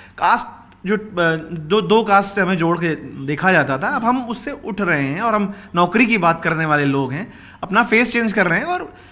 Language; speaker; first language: Hindi; native; Hindi